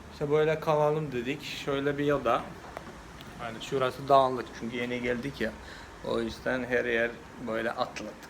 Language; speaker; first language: Turkish; non-native, fluent; Malayalam